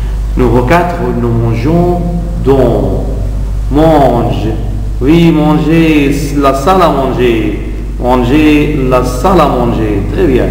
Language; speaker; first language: French; non-native, fluent; Arabic